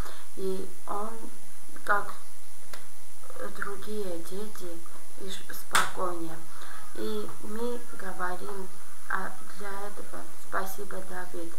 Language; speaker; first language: Russian; non-native, fluent; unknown